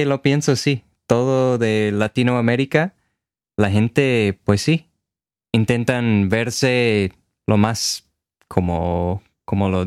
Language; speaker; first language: Spanish; non-native, fluent; English